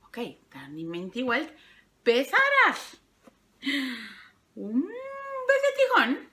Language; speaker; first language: Welsh; non-native, fluent; Spanish